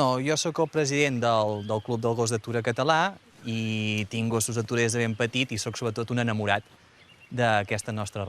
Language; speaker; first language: Catalan; native; Catalan